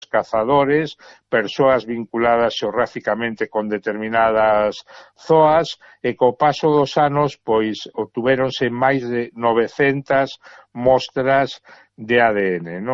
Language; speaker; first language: Galician; native; Galician